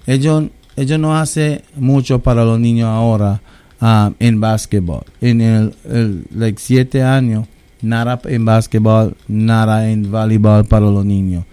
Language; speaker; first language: Spanish; early bilingual, heritage; English